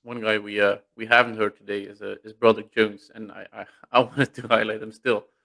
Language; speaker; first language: English; non-native, fluent; Dutch